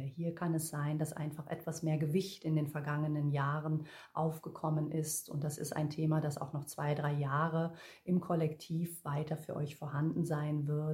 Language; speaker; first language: German; native; German